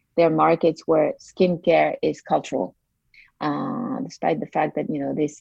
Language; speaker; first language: English; non-native, fluent; French